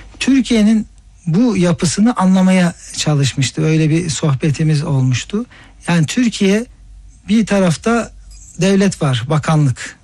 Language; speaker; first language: Turkish; native; Turkish